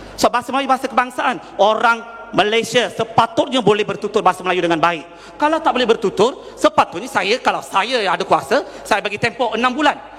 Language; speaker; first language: Malay; non-native, local second language; Tamil